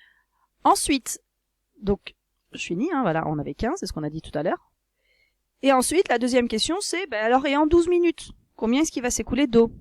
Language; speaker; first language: French; native; French